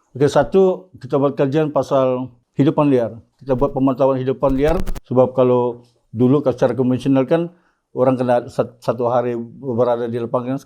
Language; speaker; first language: Malay; native; Malay